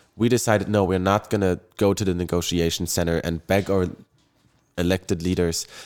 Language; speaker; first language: English; non-native, fluent; German